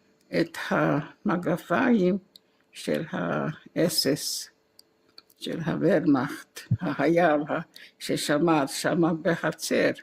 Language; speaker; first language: Hebrew; non-native, fluent; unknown